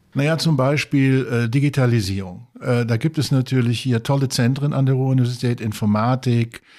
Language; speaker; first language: German; native; German